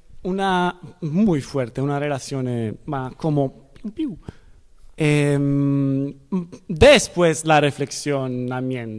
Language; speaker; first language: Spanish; non-native, learner; Italian